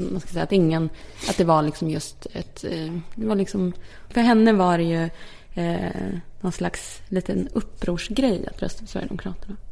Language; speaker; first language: Swedish; early bilingual, other home language; Polish